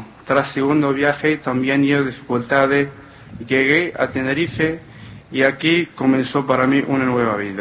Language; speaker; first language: Spanish; non-native, fluent; Arabic